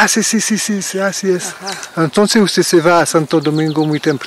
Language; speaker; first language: Spanish; non-native, learner; French